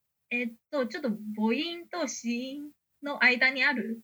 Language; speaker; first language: Japanese; non-native, fluent; Chinese